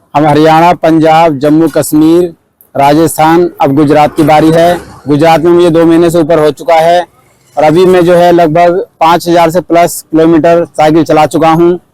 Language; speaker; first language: Hindi; native; Hindi